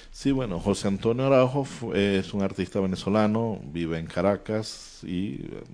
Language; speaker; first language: Spanish; native; Spanish